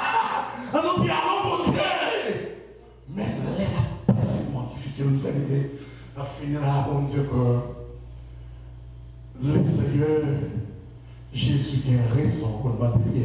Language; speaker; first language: French; non-native, local second language; Haitian Creole